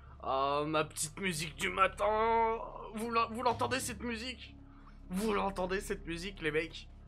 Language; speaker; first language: French; native; French